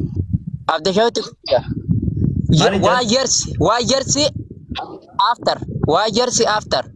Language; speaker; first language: English; non-native, learner; Oromo